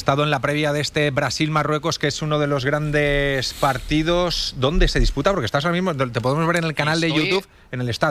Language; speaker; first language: Spanish; native; Spanish